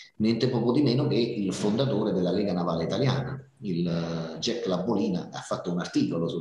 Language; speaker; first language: Italian; native; Italian